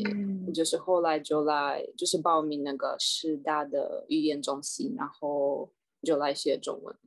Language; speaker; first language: Chinese; non-native, fluent; Russian